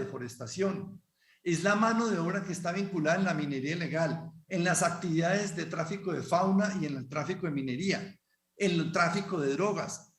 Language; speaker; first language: Spanish; native; Spanish